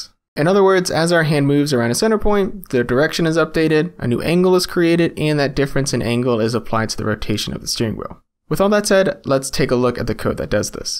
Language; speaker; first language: English; native; English